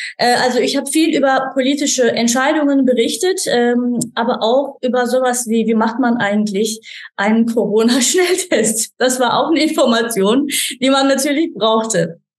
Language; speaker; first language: German; non-native, fluent; Turkish